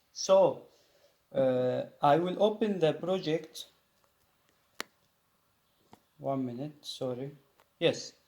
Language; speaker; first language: English; non-native, learner; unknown